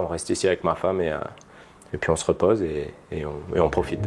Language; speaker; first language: French; native; French